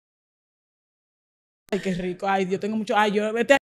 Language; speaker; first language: Spanish; native; Spanish